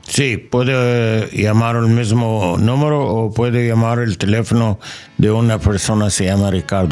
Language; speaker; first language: Spanish; non-native, learner; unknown